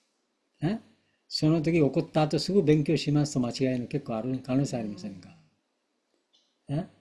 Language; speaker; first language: Japanese; non-native, fluent; Bangla